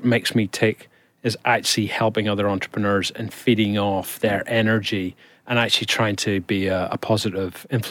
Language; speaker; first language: English; native; English